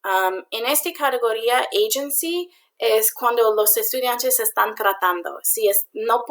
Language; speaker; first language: Spanish; non-native, learner; English